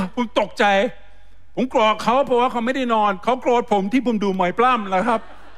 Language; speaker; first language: Thai; non-native, fluent; English